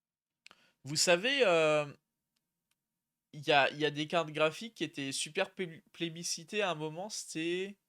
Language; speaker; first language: French; native; French